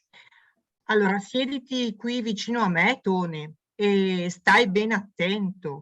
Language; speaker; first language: Italian; native; Italian